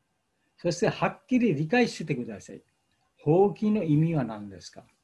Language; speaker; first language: Japanese; non-native, fluent; Bangla